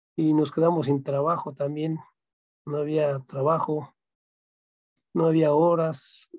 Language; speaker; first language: Spanish; native; Spanish